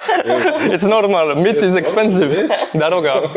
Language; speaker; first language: English; non-native, learner; French